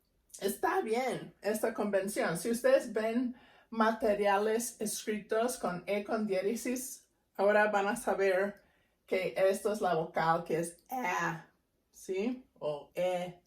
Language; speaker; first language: Spanish; non-native, fluent; English